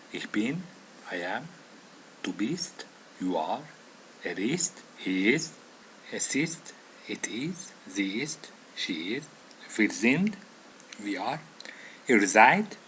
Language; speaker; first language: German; non-native, fluent; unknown